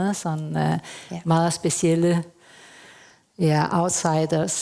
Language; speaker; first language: Danish; early bilingual, heritage; Spanish